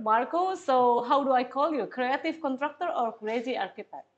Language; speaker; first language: English; non-native, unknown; Indonesian